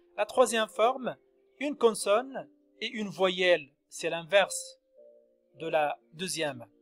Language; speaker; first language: French; non-native, local second language; Arabic